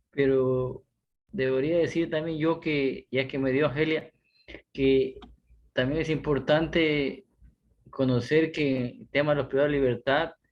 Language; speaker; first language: Spanish; native; Spanish